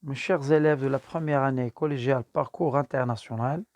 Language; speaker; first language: French; non-native, local second language; Arabic